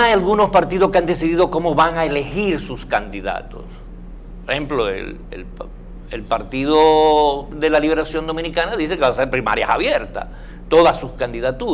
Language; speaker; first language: Spanish; native; Spanish